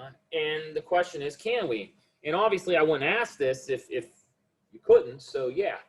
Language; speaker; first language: English; native; English